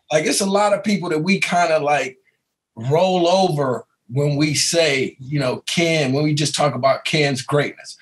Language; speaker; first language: English; native; English